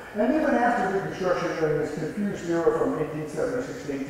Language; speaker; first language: English; native; English